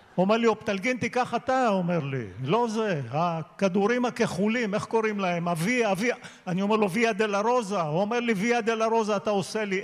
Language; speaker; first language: Hebrew; native; Hebrew